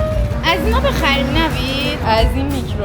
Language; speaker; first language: Persian; native; Persian